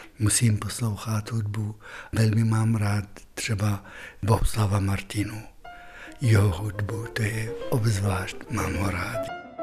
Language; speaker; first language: Czech; non-native, fluent; Arabic